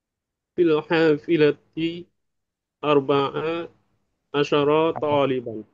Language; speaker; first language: Arabic; non-native, learner; Indonesian